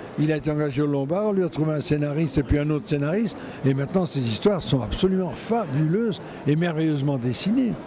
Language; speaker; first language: French; native; French